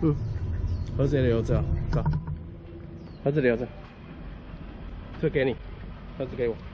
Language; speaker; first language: Chinese; native; Chinese